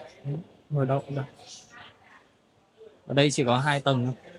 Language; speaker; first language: Vietnamese; native; Vietnamese